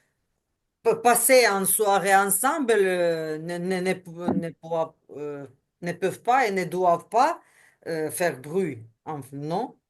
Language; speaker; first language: French; non-native, learner; Ukrainian